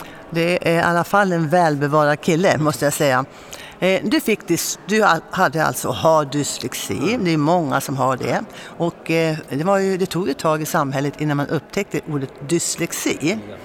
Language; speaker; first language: Swedish; native; Swedish